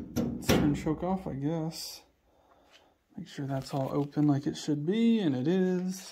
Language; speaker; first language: English; native; English